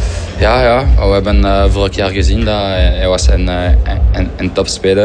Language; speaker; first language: Dutch; non-native, fluent; French